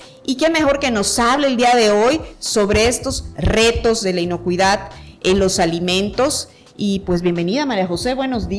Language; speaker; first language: Spanish; native; Spanish